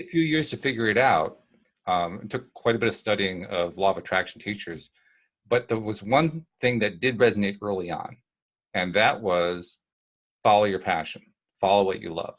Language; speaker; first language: English; native; English